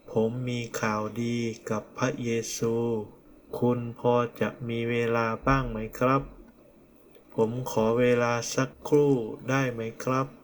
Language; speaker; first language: Thai; non-native, fluent; Korean